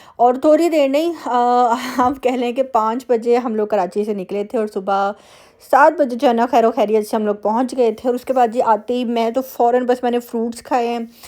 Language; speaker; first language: Urdu; native; Urdu